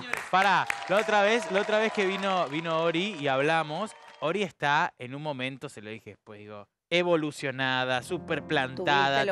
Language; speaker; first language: Spanish; native; Spanish